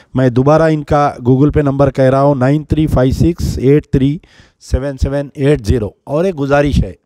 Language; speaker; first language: Hindi; non-native, local second language; Urdu